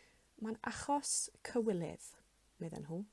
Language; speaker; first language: Welsh; native; Welsh